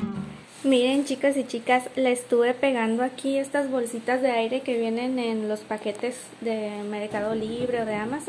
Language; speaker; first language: Spanish; native; Spanish